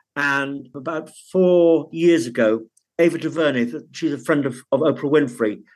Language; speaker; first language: English; native; English